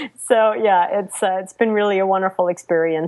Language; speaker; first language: English; non-native, fluent; German